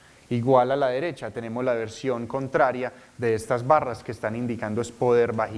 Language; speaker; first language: Spanish; native; Spanish